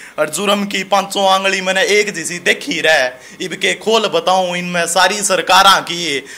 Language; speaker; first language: Hindi; native; Hindi